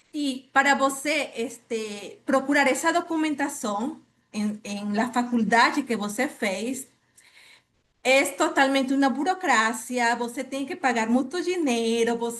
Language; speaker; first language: Portuguese; non-native, fluent; Spanish